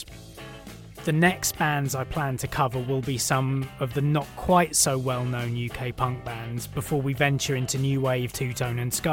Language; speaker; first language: English; native; English